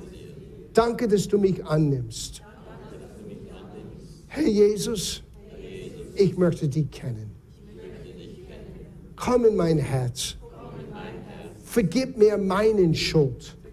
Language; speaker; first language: German; non-native, fluent; English